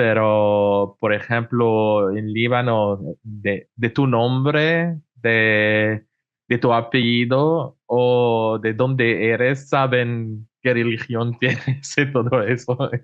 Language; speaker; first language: Spanish; non-native, fluent; Arabic